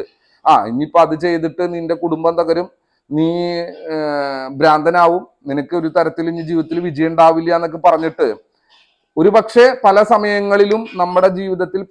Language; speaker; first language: Malayalam; native; Malayalam